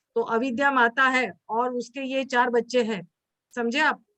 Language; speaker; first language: Hindi; non-native, local second language; Marathi